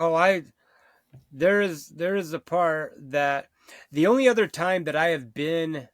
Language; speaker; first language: English; native; English